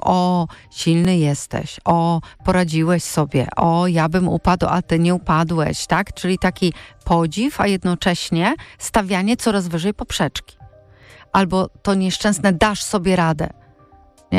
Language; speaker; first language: Polish; native; Polish